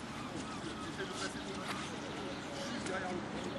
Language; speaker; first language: French; native; French